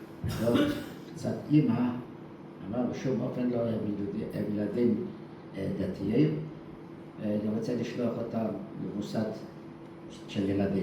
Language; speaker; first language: Hebrew; early bilingual, other home language; Dutch